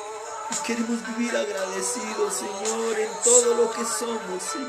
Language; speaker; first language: Spanish; native; Spanish